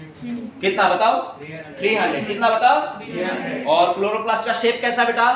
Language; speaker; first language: Hindi; non-native, local second language; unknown